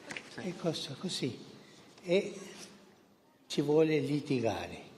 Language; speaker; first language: Italian; non-native, fluent; Spanish